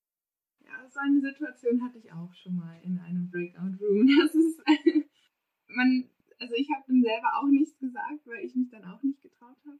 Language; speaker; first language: German; native; German